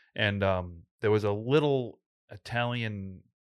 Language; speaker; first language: English; early bilingual, other home language; Italian